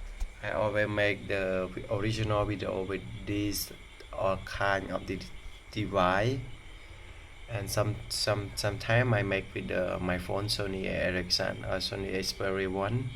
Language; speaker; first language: English; non-native, learner; Khmer